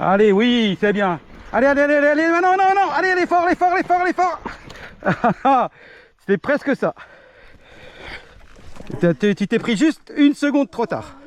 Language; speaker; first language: French; native; French